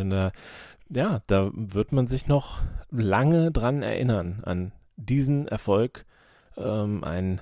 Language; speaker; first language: German; native; German